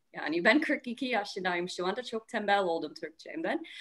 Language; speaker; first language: Turkish; non-native, learner; English